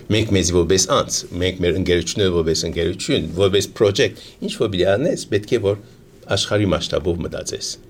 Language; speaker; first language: Armenian; early bilingual, heritage; Armenian